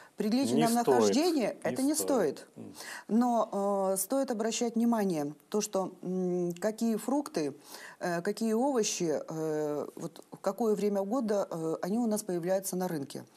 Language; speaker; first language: Russian; native; Russian